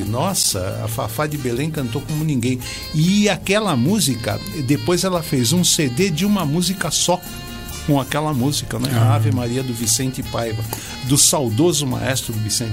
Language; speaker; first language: Portuguese; native; Portuguese